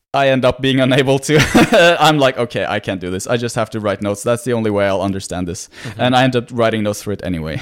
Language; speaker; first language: English; non-native, fluent; Norwegian